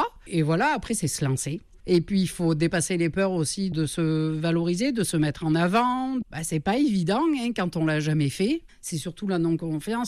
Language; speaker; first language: French; native; French